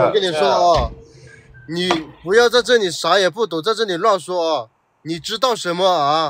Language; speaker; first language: Chinese; native; Chinese